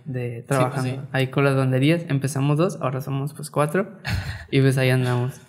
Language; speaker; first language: Spanish; native; Spanish